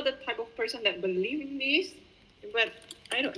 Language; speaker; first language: English; non-native, fluent; Indonesian